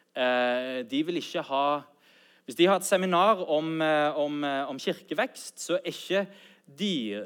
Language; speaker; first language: Norwegian; native; Norwegian